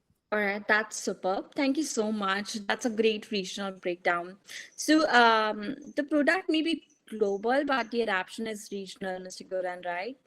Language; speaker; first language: English; non-native, fluent; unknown